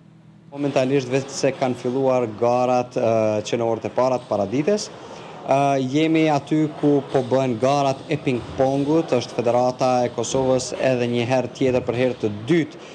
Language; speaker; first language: Albanian; native; Albanian